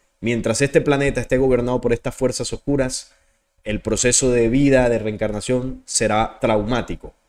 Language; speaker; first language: Spanish; native; Spanish